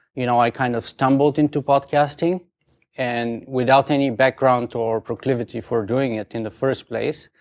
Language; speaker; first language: English; non-native, fluent; Bulgarian